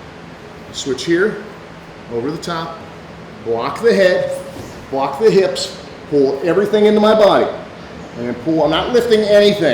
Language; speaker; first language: English; native; English